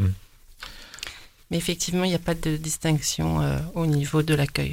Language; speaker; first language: French; native; French